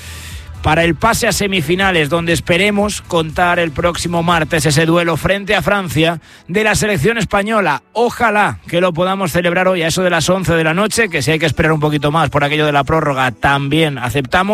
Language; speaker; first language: Spanish; native; Spanish